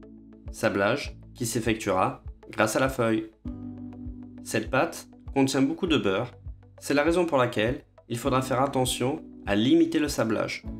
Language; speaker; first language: French; native; French